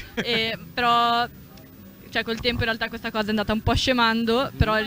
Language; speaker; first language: Italian; native; Italian